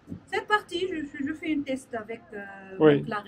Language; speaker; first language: French; non-native, learner; Arabic